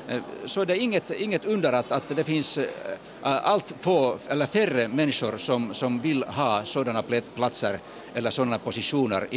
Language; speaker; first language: Swedish; non-native, fluent; Finnish